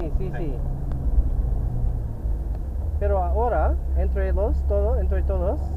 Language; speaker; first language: Spanish; non-native, learner; English